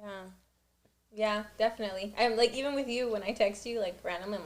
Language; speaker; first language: English; native; English